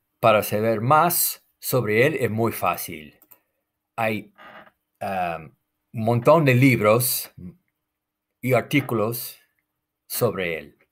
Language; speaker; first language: Spanish; non-native, fluent; English